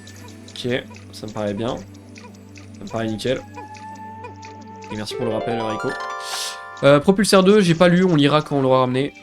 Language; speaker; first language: French; native; French